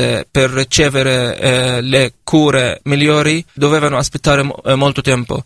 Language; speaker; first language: Italian; non-native, fluent; Arabic